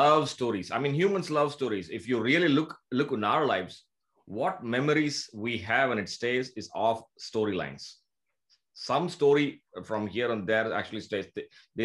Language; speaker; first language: English; non-native, local second language; Tamil